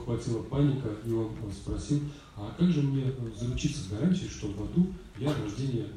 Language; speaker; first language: Russian; native; Russian